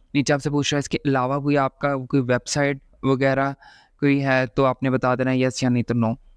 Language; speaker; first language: Urdu; native; Urdu